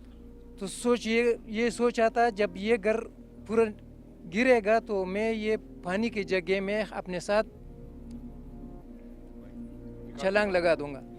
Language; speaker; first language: Hindi; non-native, local second language; Pashto